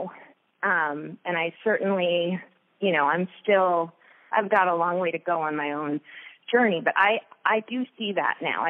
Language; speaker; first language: English; native; English